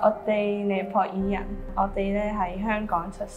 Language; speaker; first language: Cantonese; early bilingual, other home language; Nepali